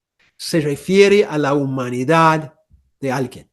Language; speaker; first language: Spanish; non-native, fluent; English